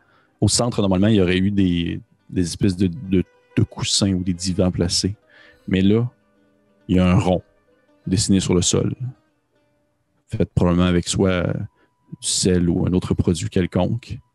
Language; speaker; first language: French; native; French